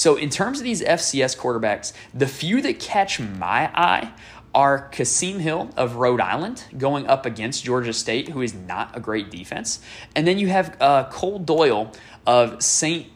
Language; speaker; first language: English; native; English